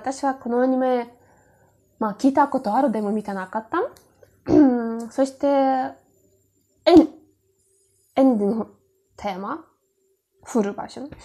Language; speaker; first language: Japanese; non-native, learner; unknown